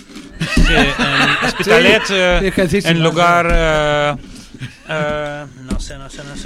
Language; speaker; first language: Spanish; non-native, learner; Russian